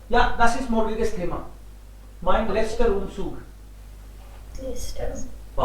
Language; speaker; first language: German; non-native, fluent; Hindi